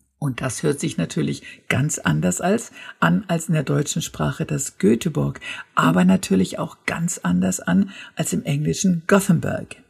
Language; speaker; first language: German; native; German